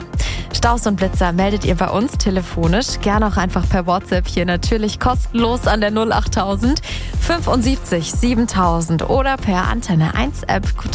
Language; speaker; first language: German; native; German